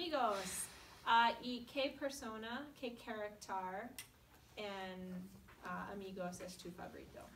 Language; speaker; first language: Spanish; non-native, fluent; English